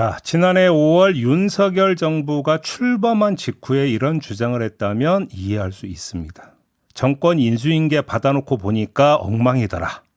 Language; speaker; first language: Korean; native; Korean